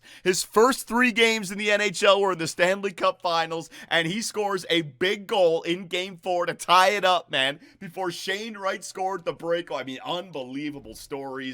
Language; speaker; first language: English; native; English